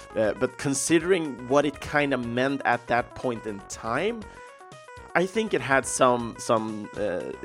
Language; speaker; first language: English; non-native, fluent; Swedish